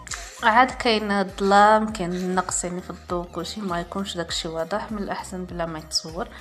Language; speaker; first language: Arabic; native; Arabic